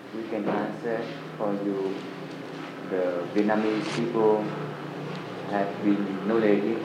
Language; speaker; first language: English; non-native, learner; Vietnamese